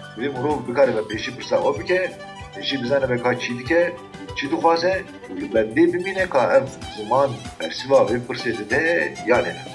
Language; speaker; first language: Kurdish; native; Kurdish